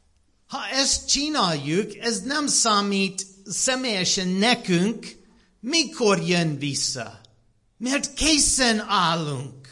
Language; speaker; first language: Hungarian; non-native, learner; English